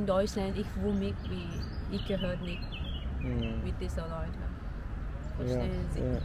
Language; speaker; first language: German; non-native, learner; Thai